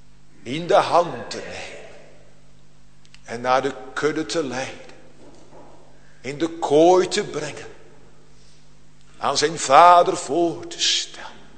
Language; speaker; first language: Dutch; native; Dutch